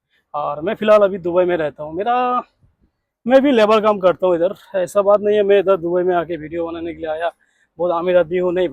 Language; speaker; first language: Hindi; non-native, local second language; Rangpuri